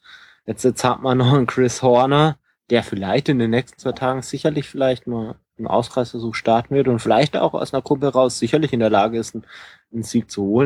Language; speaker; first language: German; native; German